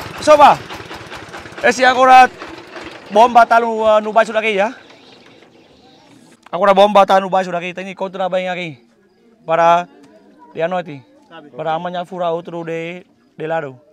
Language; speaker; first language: Portuguese; non-native, learner; Vietnamese